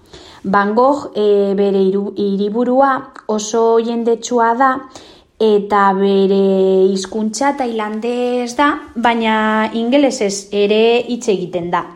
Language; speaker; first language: Basque; non-native, local second language; Spanish